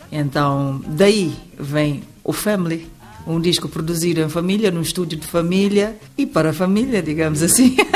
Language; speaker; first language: Portuguese; non-native, local second language; Upper Guinea Crioulo